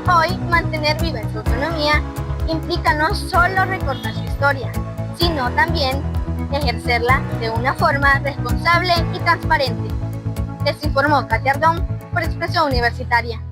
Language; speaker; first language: Spanish; native; Spanish